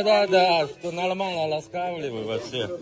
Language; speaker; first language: Russian; non-native, learner; Chinese